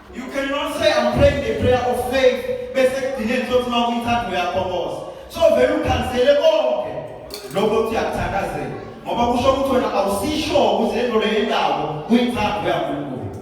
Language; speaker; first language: Zulu; non-native, local second language; South Ndebele